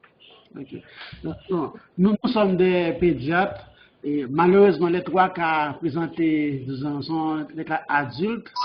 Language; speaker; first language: French; non-native, local second language; Haitian Creole